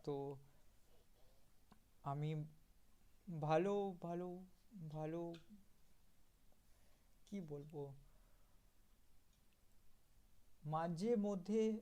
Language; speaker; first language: Bangla; non-native, learner; Hindi